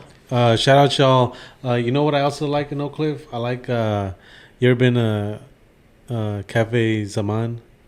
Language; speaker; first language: English; early bilingual, other home language; Spanish